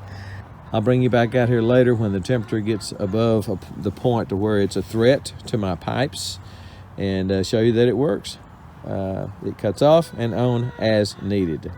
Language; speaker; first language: English; native; English